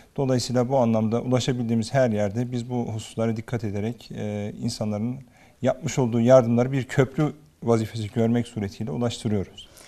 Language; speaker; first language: Turkish; early bilingual, heritage; Turkish